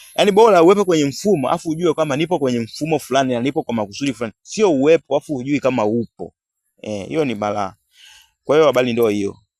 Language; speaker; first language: Swahili; native; Swahili